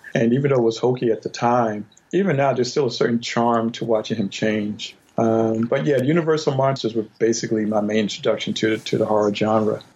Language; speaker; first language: English; native; English